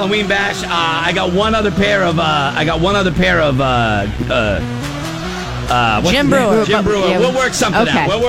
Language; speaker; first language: English; native; English